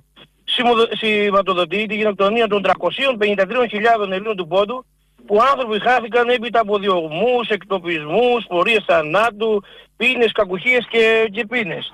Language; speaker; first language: Greek; native; Greek